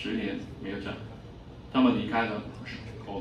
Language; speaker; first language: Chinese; non-native, fluent; English